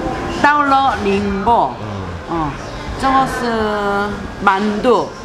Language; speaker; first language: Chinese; non-native, learner; Korean